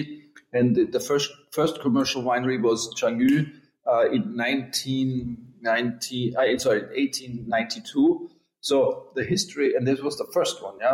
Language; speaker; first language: English; non-native, fluent; German